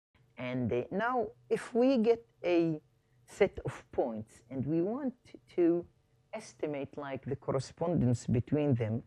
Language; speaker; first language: English; non-native, fluent; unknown